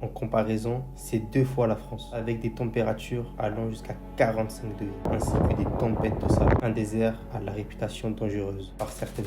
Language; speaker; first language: French; native; French